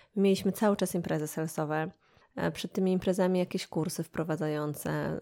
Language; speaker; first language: Polish; native; Polish